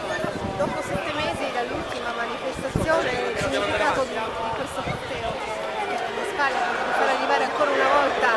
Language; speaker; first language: Italian; native; Italian